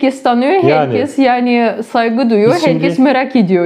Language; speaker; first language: Turkish; non-native, fluent; Ukrainian